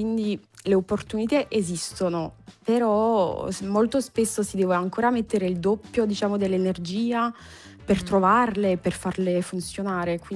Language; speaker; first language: Italian; non-native, fluent; French